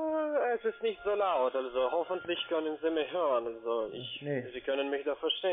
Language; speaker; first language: German; non-native, learner; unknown